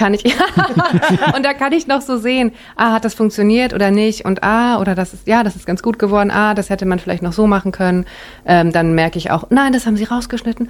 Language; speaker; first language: German; early bilingual, other home language; Japanese